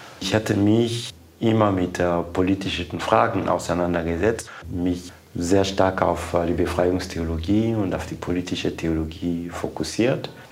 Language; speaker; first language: German; non-native, fluent; Lingala